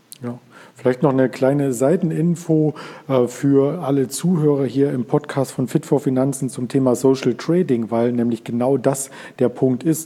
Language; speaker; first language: German; native; German